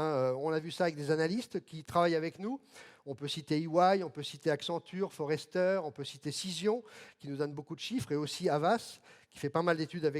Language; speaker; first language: French; native; French